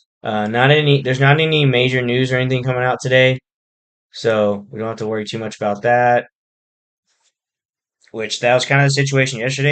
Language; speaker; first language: English; native; English